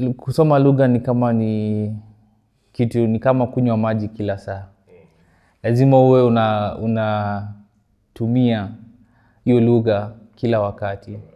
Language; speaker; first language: Swahili; native; Swahili